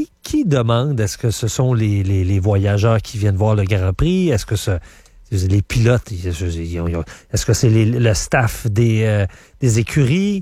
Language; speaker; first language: French; native; French